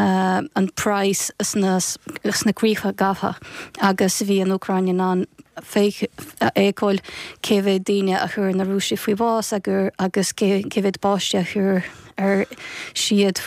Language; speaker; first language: Irish; non-native, fluent; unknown